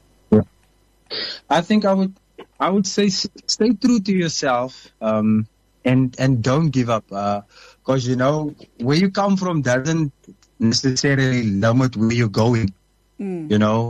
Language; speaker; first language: English; non-native, local second language; Afrikaans